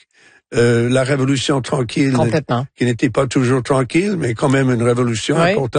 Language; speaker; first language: French; non-native, local second language; English